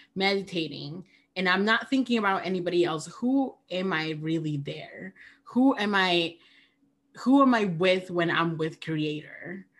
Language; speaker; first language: English; early bilingual, other home language; Spanish